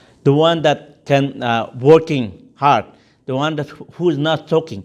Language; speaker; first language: English; non-native, fluent; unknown